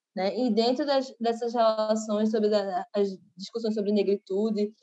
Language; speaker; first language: Portuguese; native; Portuguese